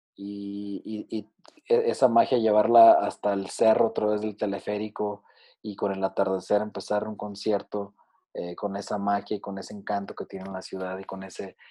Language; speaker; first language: Spanish; native; Spanish